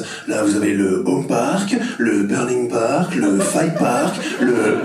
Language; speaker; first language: French; native; French